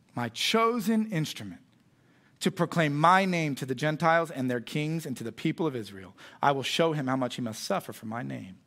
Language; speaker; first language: English; native; English